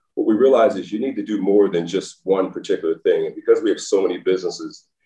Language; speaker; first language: English; native; English